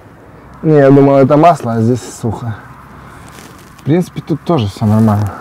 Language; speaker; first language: Russian; native; Russian